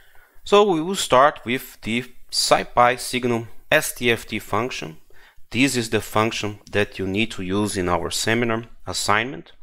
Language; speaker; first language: English; non-native, fluent; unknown